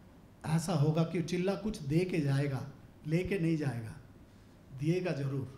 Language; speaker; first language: Hindi; native; Hindi